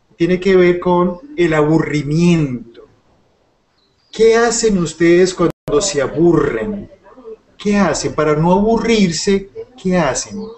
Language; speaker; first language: Spanish; native; Spanish